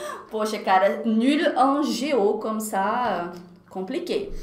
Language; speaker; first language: French; non-native, fluent; Portuguese